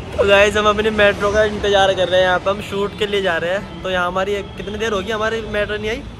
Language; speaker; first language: Hindi; native; Hindi